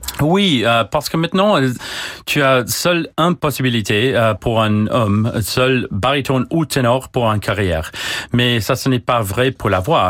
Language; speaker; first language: French; non-native, learner; English